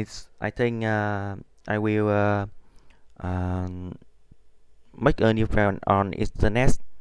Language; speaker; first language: English; non-native, learner; Vietnamese